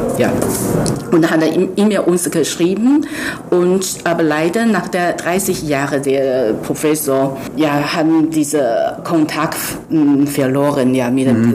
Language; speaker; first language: German; non-native, fluent; Chinese